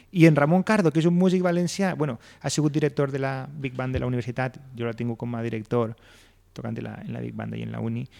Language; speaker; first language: Catalan; native; Catalan